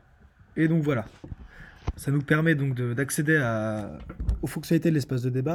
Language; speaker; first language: French; native; French